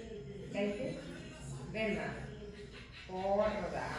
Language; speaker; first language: Tamil; native; Tamil